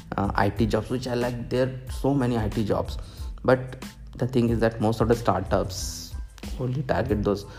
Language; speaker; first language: English; non-native, local second language; Hindi